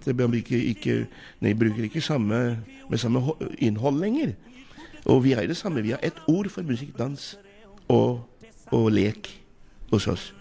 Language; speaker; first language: Norwegian; non-native, fluent; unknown